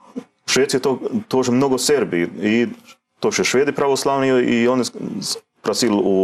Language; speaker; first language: Russian; non-native, learner; Swedish